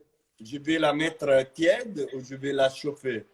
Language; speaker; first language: French; non-native, fluent; Italian